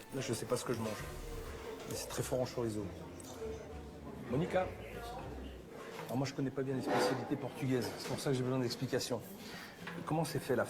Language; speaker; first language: French; native; French